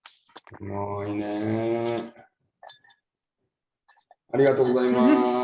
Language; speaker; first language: Japanese; native; Japanese